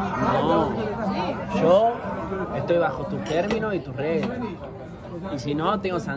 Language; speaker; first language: Spanish; native; Spanish